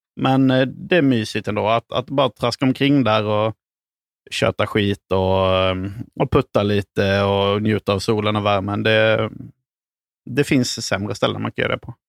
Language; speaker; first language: Swedish; native; Swedish